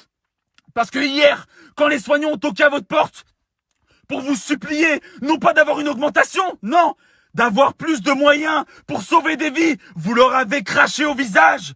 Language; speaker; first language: French; native; French